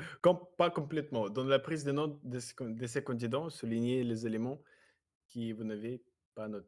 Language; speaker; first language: French; non-native, learner; Russian